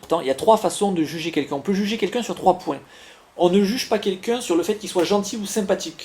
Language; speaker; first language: French; native; French